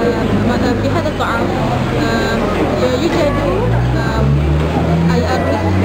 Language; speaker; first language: Arabic; non-native, learner; Malay